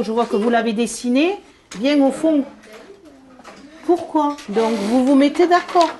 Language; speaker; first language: French; native; French